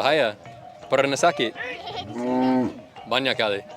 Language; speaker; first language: Indonesian; non-native, learner; English